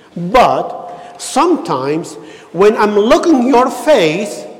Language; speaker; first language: English; non-native, learner; Arabic